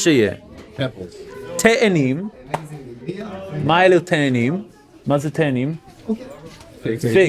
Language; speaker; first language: Hebrew; non-native, fluent; English